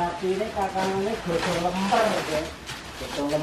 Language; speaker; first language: Indonesian; non-native, local second language; Javanese